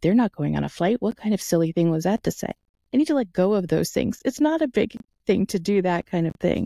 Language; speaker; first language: English; native; English